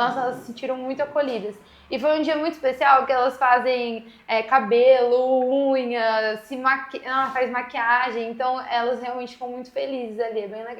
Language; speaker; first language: Portuguese; native; Portuguese